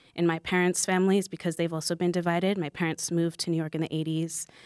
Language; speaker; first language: English; native; English